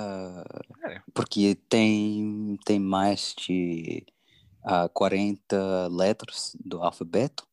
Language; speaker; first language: Portuguese; non-native, learner; English